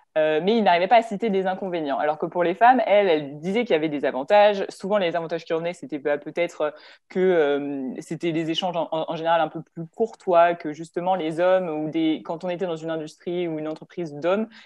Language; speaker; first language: French; native; French